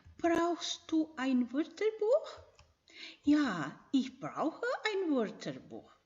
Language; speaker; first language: German; non-native, fluent; Indonesian